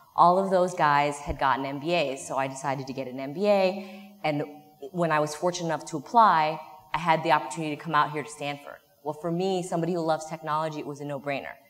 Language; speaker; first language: English; native; English